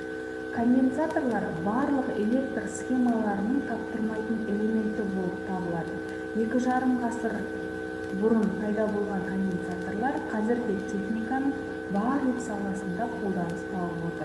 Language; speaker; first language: Kazakh; native; Kazakh